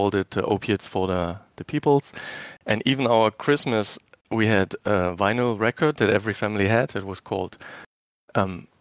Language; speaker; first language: English; non-native, fluent; German